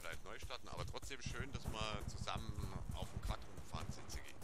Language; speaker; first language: German; native; German